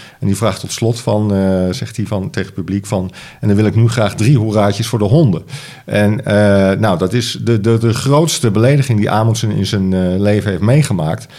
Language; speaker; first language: Dutch; native; Dutch